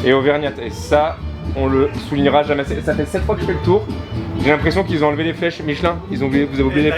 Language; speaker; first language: French; native; French